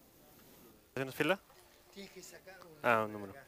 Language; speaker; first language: Spanish; early bilingual, heritage; English